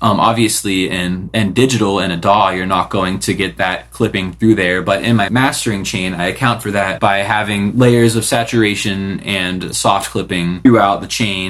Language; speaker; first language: English; native; English